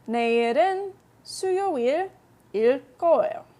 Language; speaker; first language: Korean; non-native, fluent; English